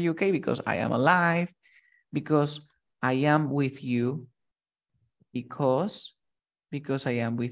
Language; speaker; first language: English; non-native, fluent; Spanish